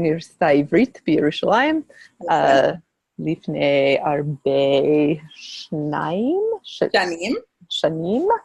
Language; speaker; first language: Hebrew; non-native, learner; English